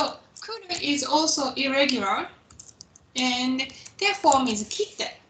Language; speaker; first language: English; non-native, fluent; Japanese